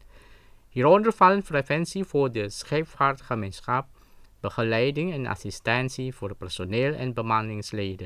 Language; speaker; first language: Dutch; non-native, fluent; Indonesian